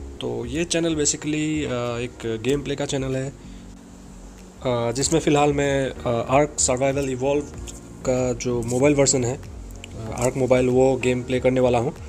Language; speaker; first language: Hindi; non-native, local second language; Assamese